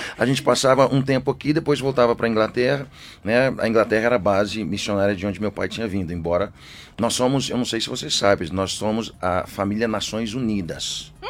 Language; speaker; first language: Portuguese; early bilingual, other home language; English